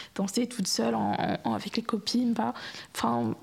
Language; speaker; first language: French; native; French